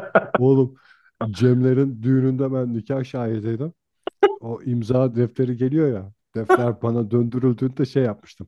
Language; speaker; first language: Turkish; native; Turkish